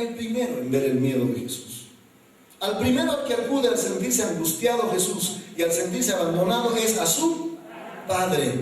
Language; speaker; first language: Spanish; native; Spanish